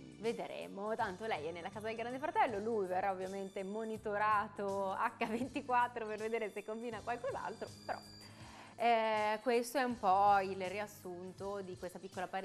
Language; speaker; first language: Italian; native; Italian